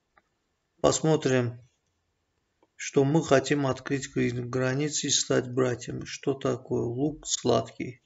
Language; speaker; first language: Russian; non-native, fluent; Azerbaijani